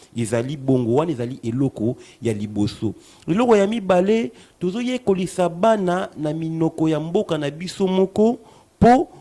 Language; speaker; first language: Lingala; native; Lingala